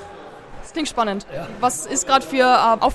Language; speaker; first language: German; native; German